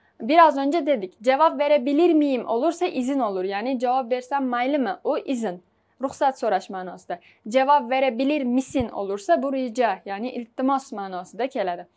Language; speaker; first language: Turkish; non-native, fluent; Uzbek